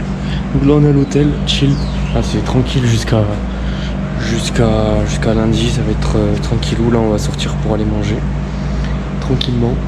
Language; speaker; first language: French; native; French